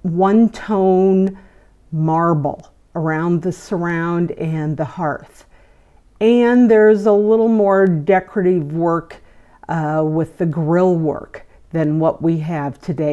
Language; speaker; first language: English; native; English